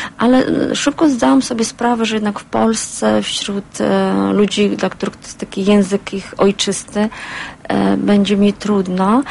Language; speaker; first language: Polish; non-native, fluent; Azerbaijani